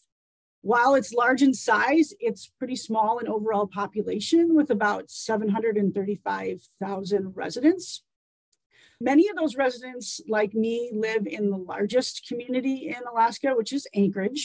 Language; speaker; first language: English; native; English